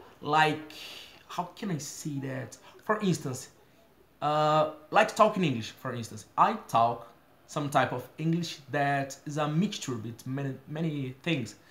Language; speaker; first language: English; non-native, fluent; Portuguese